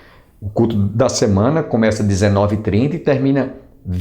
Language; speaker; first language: Portuguese; native; Portuguese